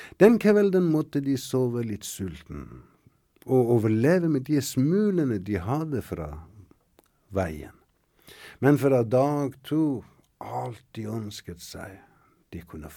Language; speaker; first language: Norwegian; non-native, fluent; Persian